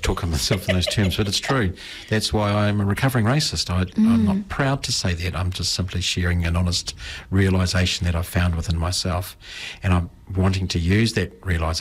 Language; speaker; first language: English; native; English